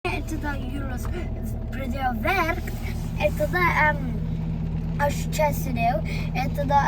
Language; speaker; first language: Lithuanian; early bilingual, heritage; Lithuanian